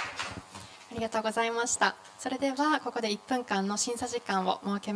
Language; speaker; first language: Japanese; native; Japanese